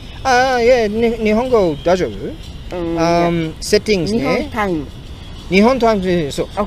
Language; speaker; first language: Japanese; non-native, learner; English